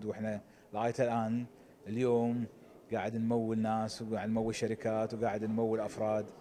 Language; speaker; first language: Arabic; native; Arabic